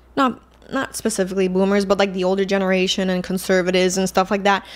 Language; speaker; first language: English; non-native, local second language; Spanish